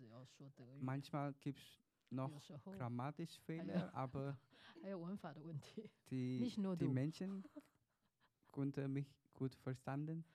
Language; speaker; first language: German; non-native, learner; Chinese